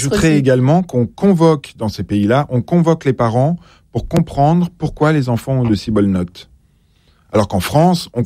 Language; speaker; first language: French; native; French